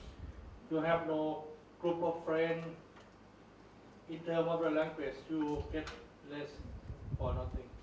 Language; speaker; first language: English; non-native, learner; Thai